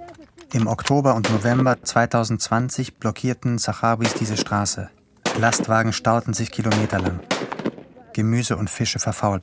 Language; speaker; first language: German; native; German